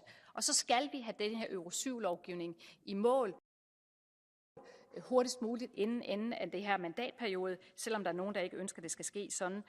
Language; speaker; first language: Danish; native; Danish